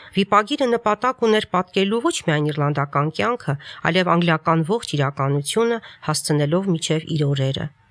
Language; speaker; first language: Armenian; native; Armenian